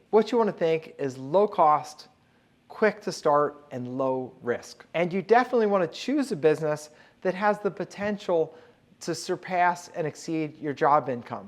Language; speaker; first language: English; native; English